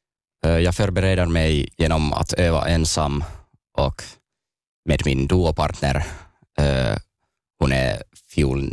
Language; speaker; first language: Swedish; non-native, local second language; Finnish